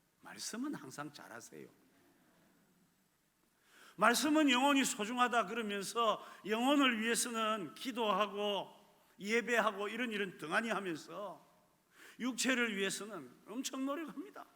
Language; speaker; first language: Korean; native; Korean